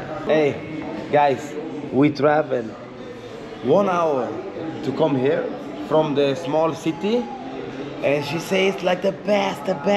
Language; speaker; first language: English; non-native, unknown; Swedish